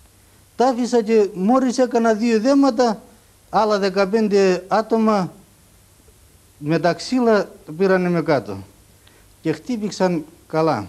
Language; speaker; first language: Greek; non-native, learner; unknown